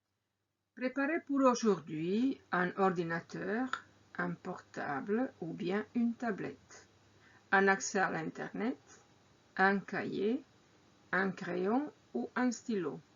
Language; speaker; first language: French; non-native, fluent; Croatian